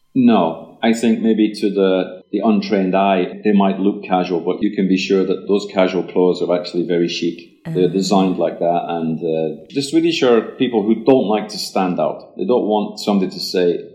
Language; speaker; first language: English; native; English